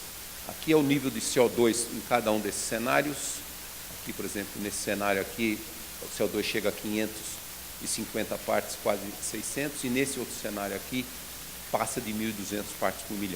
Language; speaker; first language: Portuguese; native; Portuguese